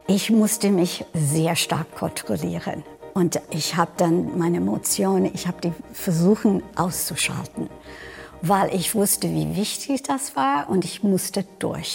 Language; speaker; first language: German; non-native, fluent; English